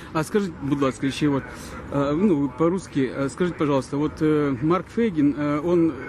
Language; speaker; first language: Russian; non-native, local second language; Ukrainian